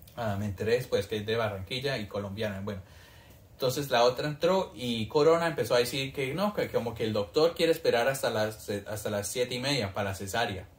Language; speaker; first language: Spanish; early bilingual, heritage; Spanish